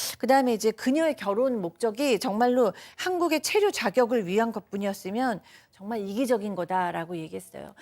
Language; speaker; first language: Korean; native; Korean